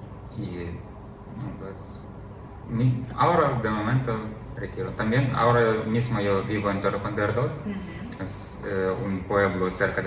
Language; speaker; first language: Spanish; non-native, learner; Ukrainian